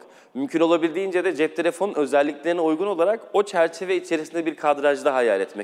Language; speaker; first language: Turkish; native; Turkish